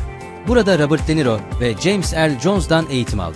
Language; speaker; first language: Turkish; native; Turkish